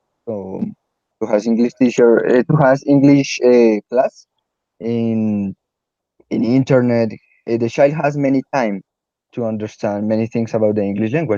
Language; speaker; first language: English; non-native, learner; Spanish